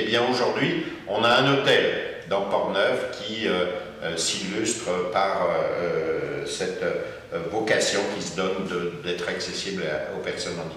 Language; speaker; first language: French; native; French